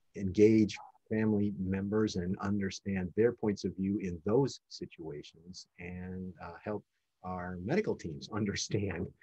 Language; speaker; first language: English; native; English